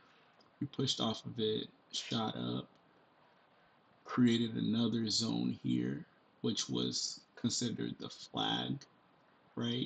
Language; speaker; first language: English; native; English